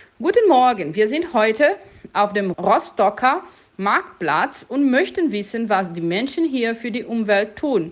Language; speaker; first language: German; non-native, fluent; Portuguese